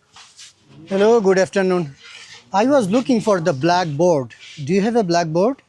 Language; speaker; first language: English; non-native, learner; Bangla